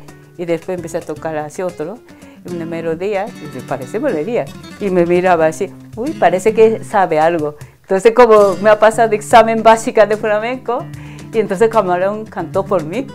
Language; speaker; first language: Spanish; non-native, learner; Japanese